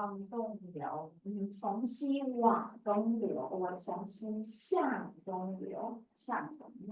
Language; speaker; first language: Chinese; non-native, fluent; English